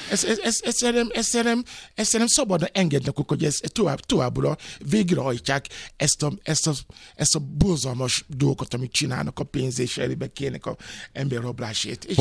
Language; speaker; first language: Hungarian; non-native, fluent; Yoruba